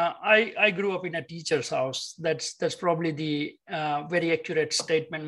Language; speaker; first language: English; non-native, local second language; Gujarati